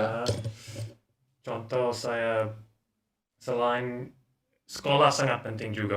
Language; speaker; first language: Indonesian; non-native, learner; English